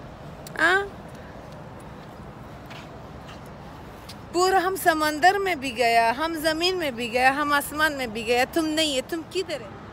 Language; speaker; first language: Hindi; non-native, local second language; Pashto